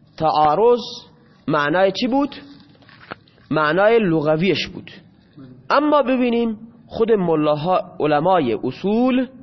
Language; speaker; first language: Persian; non-native, local second language; Baluchi